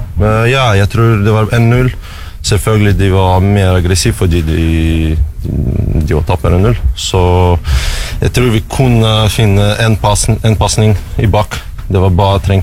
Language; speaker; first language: Norwegian; non-native, learner; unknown